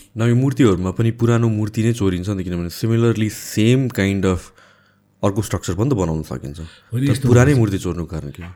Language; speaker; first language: Nepali; native; Nepali